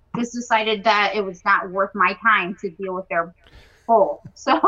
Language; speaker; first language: English; native; English